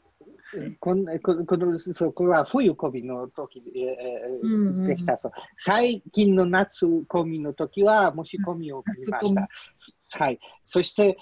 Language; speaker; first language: Japanese; non-native, learner; Polish